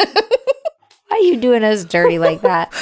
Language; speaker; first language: English; native; English